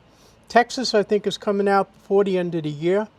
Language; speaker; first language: English; native; English